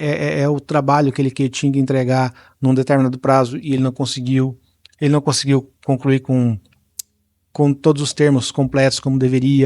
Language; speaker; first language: Portuguese; native; Portuguese